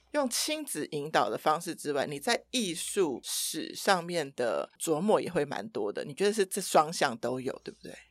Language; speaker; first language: Chinese; native; Chinese